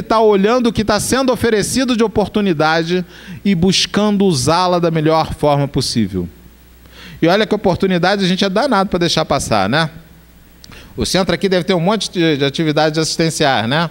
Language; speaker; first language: Portuguese; native; Portuguese